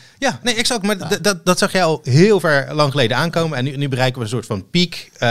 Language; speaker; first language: Dutch; native; Dutch